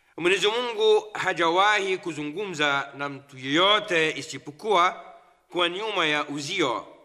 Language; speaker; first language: Swahili; non-native, fluent; Arabic